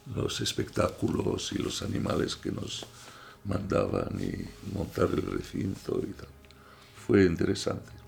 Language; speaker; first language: Spanish; non-native, fluent; Arabic